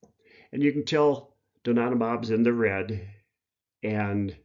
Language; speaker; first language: English; native; English